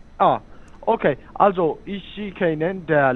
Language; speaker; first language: German; non-native, learner; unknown